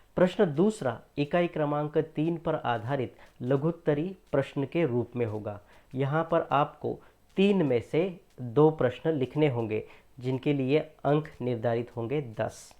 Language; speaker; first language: Hindi; non-native, local second language; Marathi